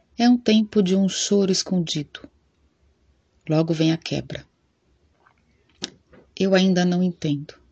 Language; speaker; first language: Portuguese; native; Portuguese